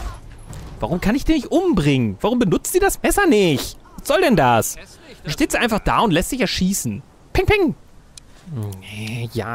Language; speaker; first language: German; native; German